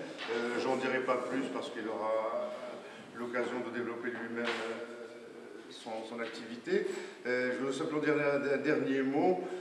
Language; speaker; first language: French; non-native, local second language; Arabic